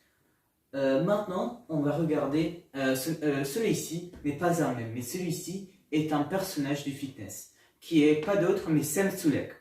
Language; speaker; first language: French; non-native, learner; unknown